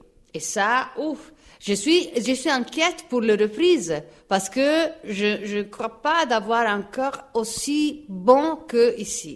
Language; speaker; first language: French; non-native, fluent; Italian